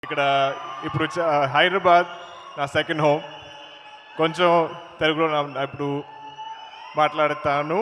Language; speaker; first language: Telugu; non-native, learner; Malayalam